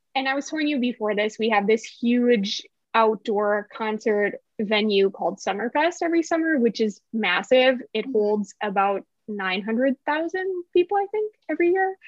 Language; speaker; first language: English; native; English